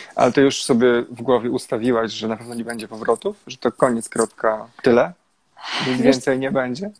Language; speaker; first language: Polish; native; Polish